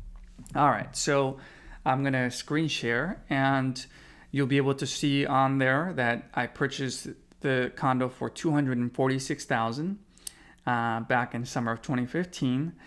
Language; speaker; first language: English; native; English